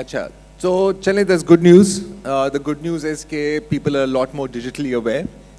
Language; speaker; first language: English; non-native, local second language; Urdu